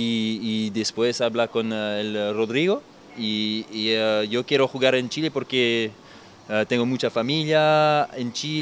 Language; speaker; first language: Spanish; non-native, learner; French